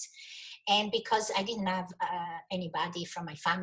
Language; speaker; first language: English; non-native, fluent; Italian